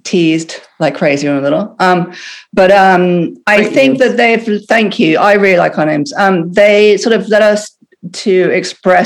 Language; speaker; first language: English; native; English